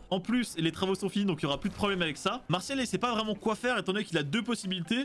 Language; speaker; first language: French; native; French